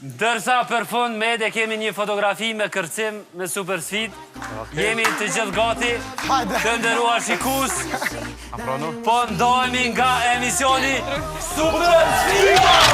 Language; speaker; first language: Albanian; native; Albanian